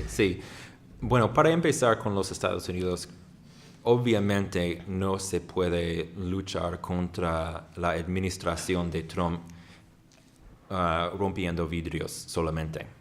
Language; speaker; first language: Spanish; non-native, fluent; English